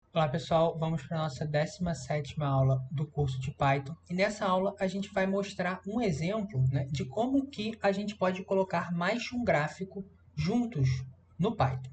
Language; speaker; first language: Portuguese; native; Portuguese